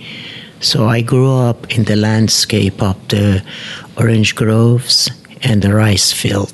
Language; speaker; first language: English; non-native, fluent; Persian